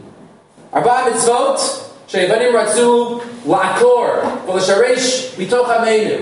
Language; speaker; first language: Hebrew; non-native, fluent; English